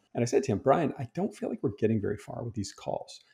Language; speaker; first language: English; native; English